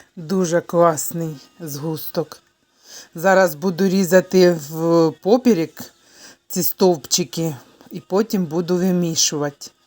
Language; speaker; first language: Ukrainian; native; Ukrainian